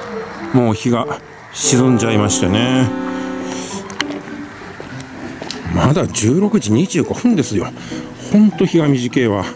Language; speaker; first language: Japanese; native; Japanese